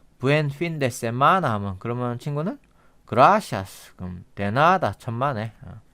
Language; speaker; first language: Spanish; non-native, learner; Korean